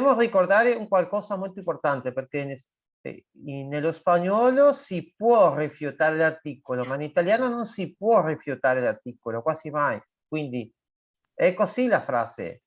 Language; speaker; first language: Italian; non-native, fluent; Spanish